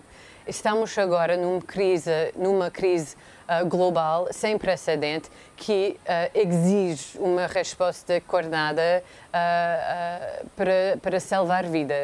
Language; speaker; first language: Portuguese; non-native, fluent; English